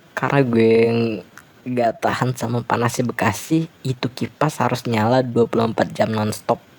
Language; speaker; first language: Indonesian; non-native, local second language; Minangkabau